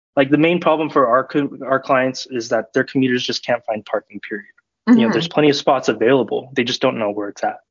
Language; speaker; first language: English; native; English